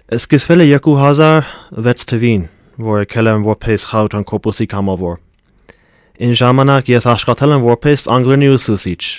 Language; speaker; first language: Armenian; non-native, fluent; English